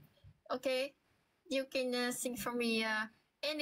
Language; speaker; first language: English; non-native, learner; Vietnamese